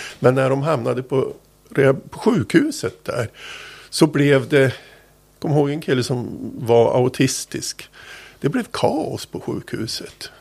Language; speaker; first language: Swedish; native; Swedish